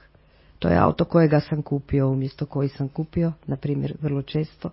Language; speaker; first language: Croatian; native; Croatian